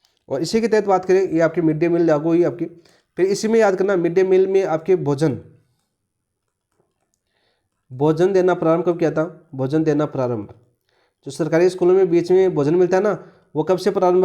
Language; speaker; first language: Hindi; native; Hindi